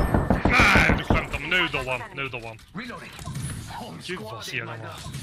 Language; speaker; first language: Swedish; native; Swedish